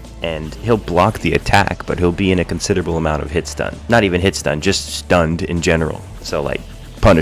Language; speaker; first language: English; native; English